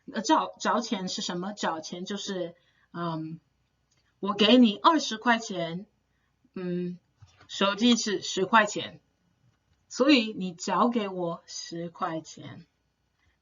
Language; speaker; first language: Chinese; non-native, fluent; English